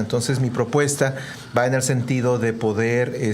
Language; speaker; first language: Spanish; native; Spanish